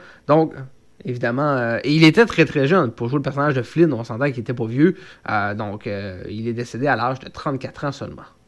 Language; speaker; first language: French; native; French